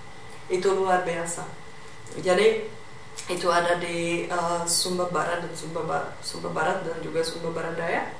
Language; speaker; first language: Indonesian; non-native, fluent; Czech